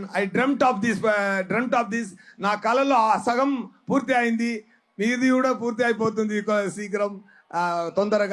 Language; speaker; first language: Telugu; non-native, fluent; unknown